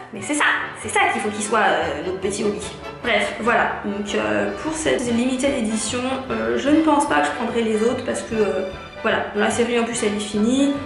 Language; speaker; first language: French; early bilingual, other home language; Portuguese